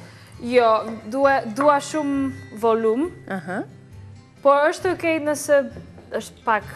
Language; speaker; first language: Albanian; non-native, learner; English